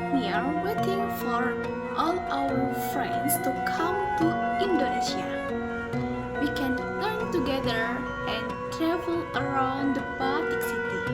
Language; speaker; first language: English; non-native, fluent; Indonesian